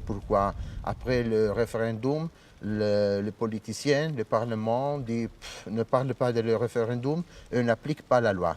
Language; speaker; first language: French; non-native, learner; Italian